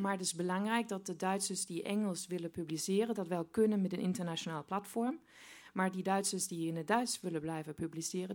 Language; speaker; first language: Dutch; non-native, fluent; German